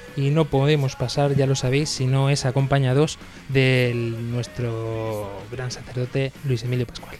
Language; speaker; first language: Spanish; native; Spanish